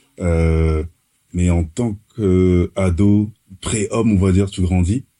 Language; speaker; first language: French; native; French